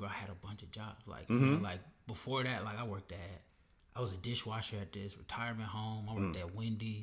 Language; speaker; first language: English; native; English